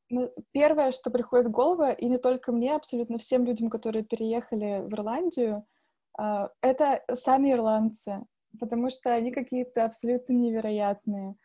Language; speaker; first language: Russian; native; Russian